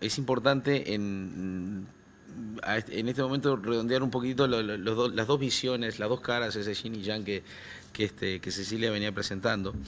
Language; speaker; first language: Spanish; native; Spanish